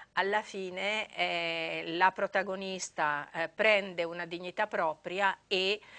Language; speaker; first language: Italian; native; Italian